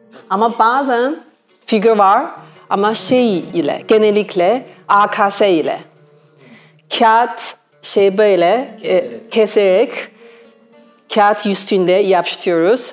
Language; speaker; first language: Turkish; non-native, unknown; Chinese